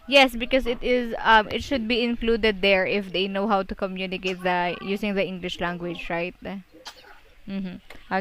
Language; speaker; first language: English; non-native, fluent; Filipino